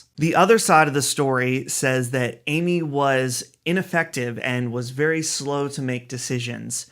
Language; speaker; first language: English; native; English